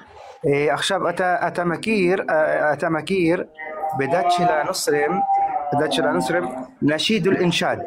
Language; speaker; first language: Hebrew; non-native, local second language; Arabic